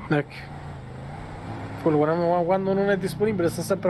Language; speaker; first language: Italian; native; Italian